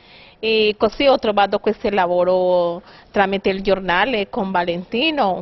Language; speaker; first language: Italian; non-native, fluent; Spanish